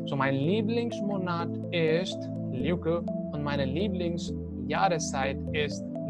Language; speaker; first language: German; non-native, fluent; Hindi